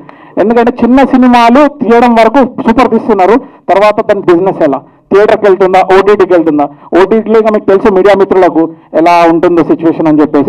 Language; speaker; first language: Telugu; native; Telugu